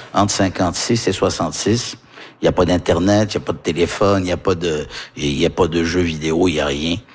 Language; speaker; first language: French; early bilingual, heritage; French